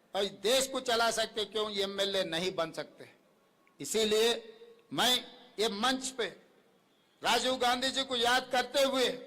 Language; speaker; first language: Hindi; non-native, local second language; Telugu